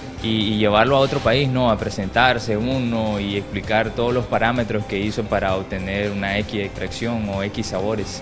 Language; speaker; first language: Spanish; native; Spanish